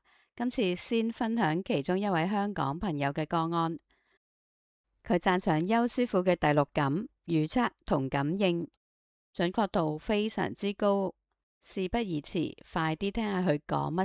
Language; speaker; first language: Cantonese; native; Cantonese